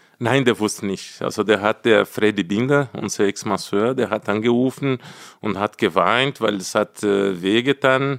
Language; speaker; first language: German; non-native, fluent; Portuguese